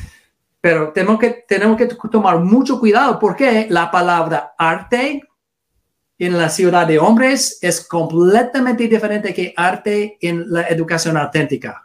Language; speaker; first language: Spanish; non-native, learner; English